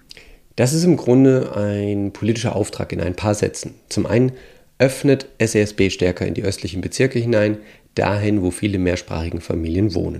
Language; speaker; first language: German; native; German